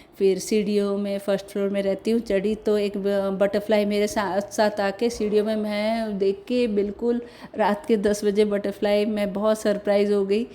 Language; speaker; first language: Hindi; non-native, local second language; Odia